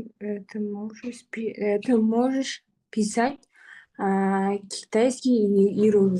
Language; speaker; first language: Russian; non-native, local second language; Kyrgyz